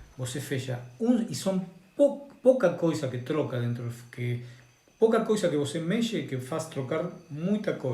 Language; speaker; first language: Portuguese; non-native, learner; Spanish